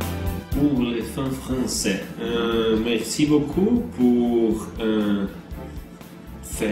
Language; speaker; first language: French; non-native, learner; Portuguese